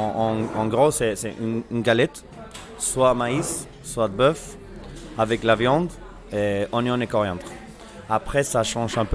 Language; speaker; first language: French; non-native, fluent; Spanish